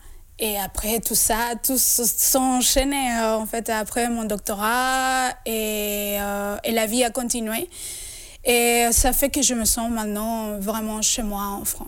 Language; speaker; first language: French; non-native, fluent; Spanish